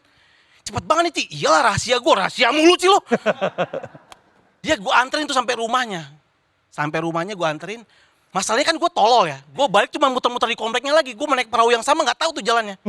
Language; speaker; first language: Indonesian; native; Indonesian